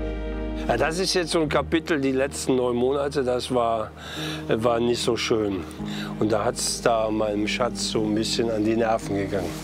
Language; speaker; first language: German; native; German